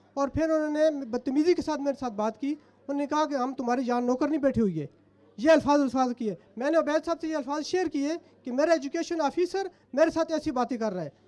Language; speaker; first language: Urdu; non-native, local second language; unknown